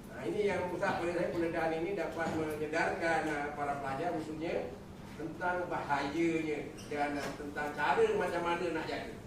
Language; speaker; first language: Malay; native; Malay